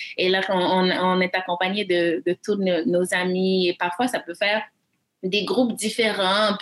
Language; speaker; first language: French; early bilingual, other home language; Haitian Creole